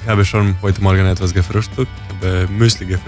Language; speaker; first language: German; non-native, learner; Croatian